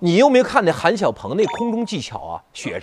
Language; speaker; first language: Chinese; native; Chinese